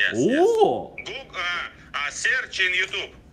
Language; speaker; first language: English; non-native, learner; Russian